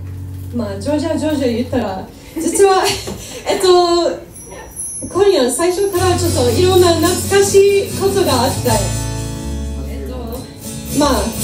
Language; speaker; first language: Japanese; non-native, fluent; English